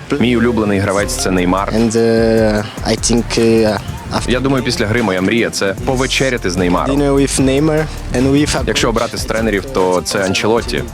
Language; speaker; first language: Ukrainian; non-native, learner; Portuguese